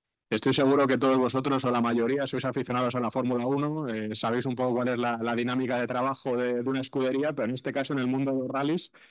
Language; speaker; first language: Spanish; native; Spanish